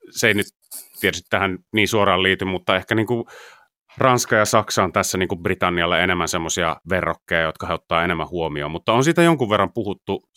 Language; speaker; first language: Finnish; native; Finnish